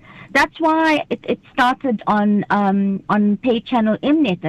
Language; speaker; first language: English; native; English